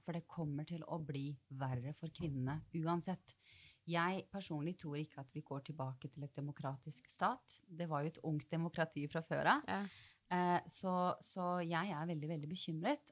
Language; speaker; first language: Norwegian; early bilingual, other home language; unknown